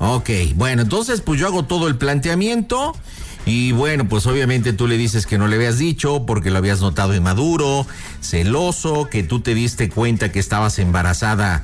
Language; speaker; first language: Spanish; native; Spanish